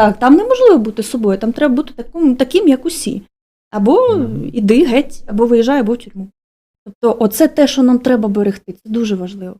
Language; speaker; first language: Ukrainian; native; Ukrainian